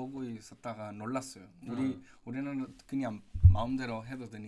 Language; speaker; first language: Korean; non-native, fluent; Spanish